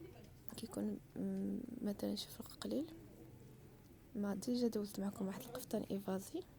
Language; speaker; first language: Arabic; native; Arabic